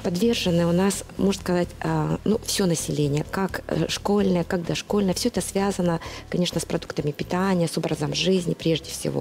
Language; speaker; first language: Russian; native; Russian